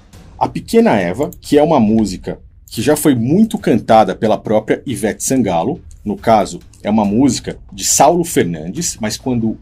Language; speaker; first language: Portuguese; native; Portuguese